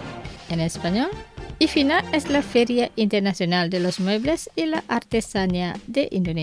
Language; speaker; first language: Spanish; non-native, fluent; Indonesian